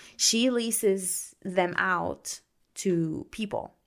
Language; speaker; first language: English; non-native, fluent; Arabic